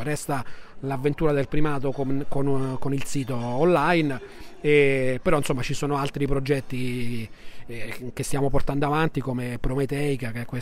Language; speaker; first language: Italian; native; Italian